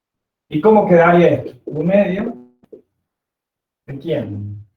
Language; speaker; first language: Spanish; native; Spanish